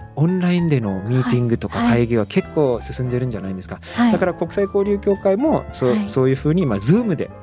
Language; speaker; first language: Japanese; non-native, fluent; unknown